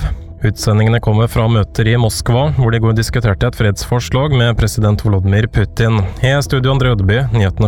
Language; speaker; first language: Norwegian; native; Norwegian